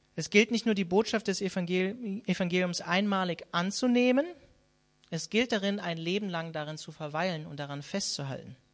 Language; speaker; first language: German; native; German